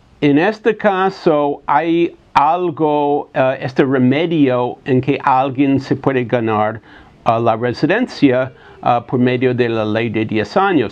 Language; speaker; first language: Spanish; non-native, fluent; English